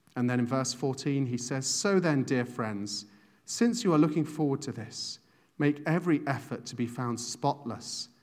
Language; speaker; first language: English; native; English